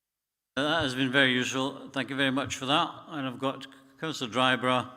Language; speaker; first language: English; native; English